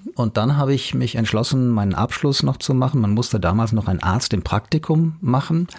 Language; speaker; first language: German; native; German